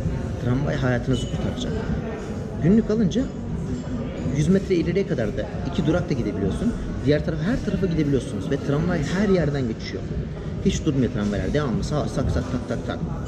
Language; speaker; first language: Turkish; native; Turkish